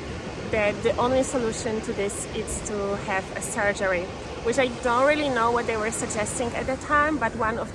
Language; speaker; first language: English; non-native, fluent; Polish